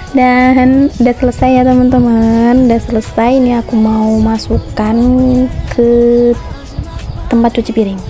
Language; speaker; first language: Indonesian; non-native, local second language; Javanese